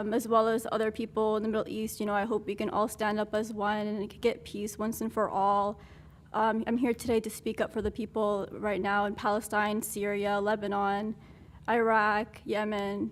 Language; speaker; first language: English; early bilingual, other home language; Arabic